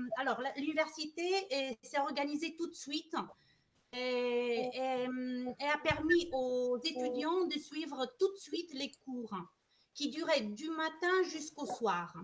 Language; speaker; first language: French; non-native, fluent; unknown